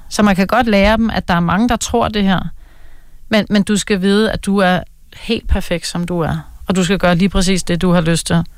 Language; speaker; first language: Danish; native; Danish